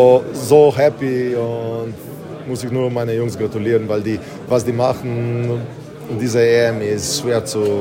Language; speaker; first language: German; non-native, fluent; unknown